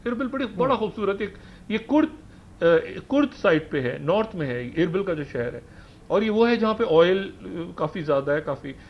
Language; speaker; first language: Urdu; native; Urdu